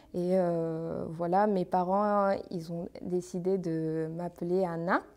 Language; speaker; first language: French; non-native, learner; Armenian